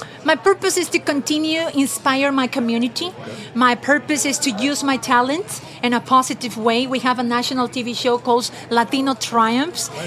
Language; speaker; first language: English; non-native, fluent; Spanish